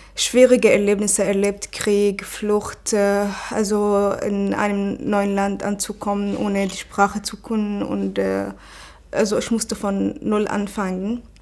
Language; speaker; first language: German; non-native, fluent; Arabic